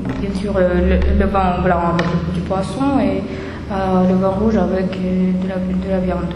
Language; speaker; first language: French; non-native, fluent; Russian